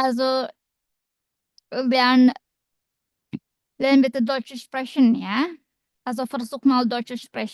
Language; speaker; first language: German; non-native, fluent; Indonesian